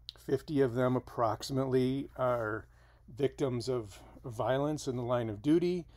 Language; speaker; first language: English; native; English